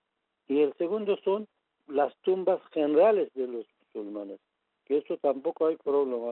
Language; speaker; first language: Spanish; non-native, fluent; Persian